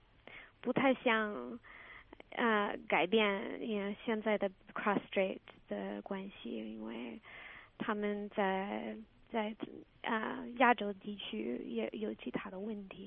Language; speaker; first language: Chinese; non-native, fluent; English